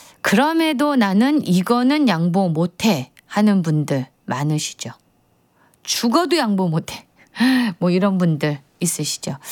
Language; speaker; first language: Korean; native; Korean